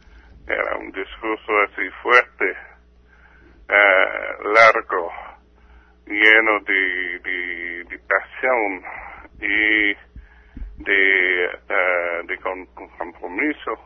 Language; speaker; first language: Spanish; non-native, fluent; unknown